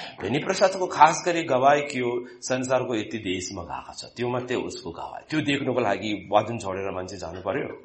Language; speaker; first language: Nepali; non-native, fluent; Malayalam